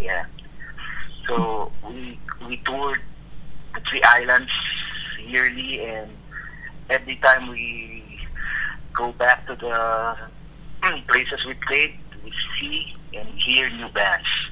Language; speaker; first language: English; non-native, local second language; Filipino